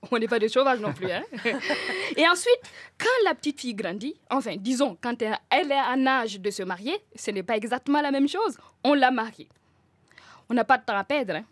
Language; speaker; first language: French; non-native, local second language; Mossi